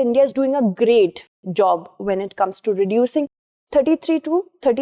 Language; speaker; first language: English; non-native, local second language; Hindi